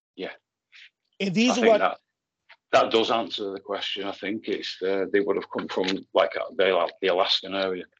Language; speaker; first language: English; native; English